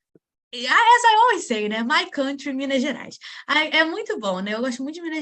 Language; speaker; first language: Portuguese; native; Portuguese